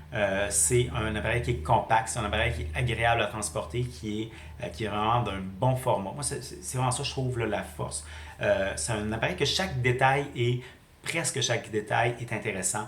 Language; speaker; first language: French; native; French